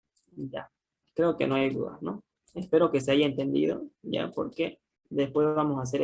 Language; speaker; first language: Spanish; native; Spanish